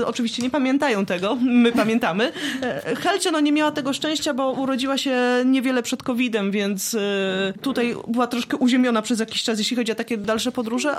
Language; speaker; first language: Polish; native; Polish